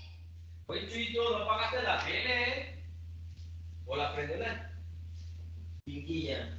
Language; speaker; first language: Spanish; native; Spanish